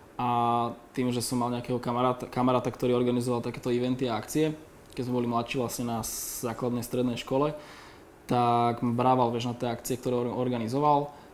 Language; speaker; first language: Slovak; native; Slovak